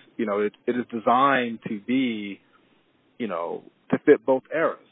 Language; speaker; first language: English; native; English